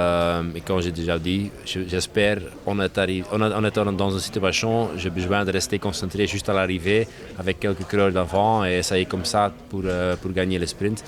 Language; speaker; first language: French; non-native, learner; Dutch